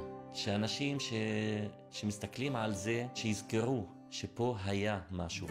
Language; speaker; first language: Hebrew; non-native, local second language; Aramaic